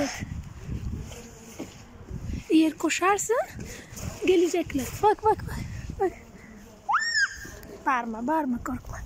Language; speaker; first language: Turkish; non-native, learner; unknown